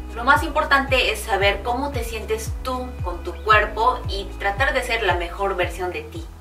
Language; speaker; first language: Spanish; non-native, fluent; Korean